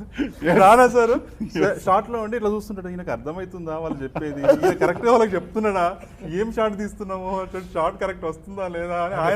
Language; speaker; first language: Telugu; native; Telugu